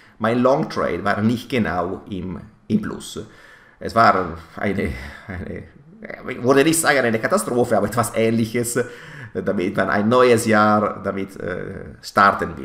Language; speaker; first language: German; non-native, fluent; Italian